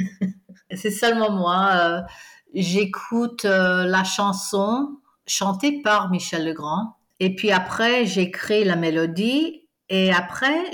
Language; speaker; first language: French; non-native, fluent; English